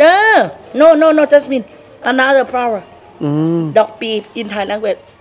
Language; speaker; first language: English; non-native, learner; Thai